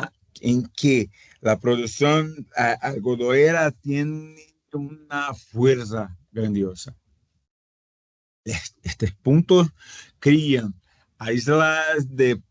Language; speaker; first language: Spanish; non-native, fluent; Portuguese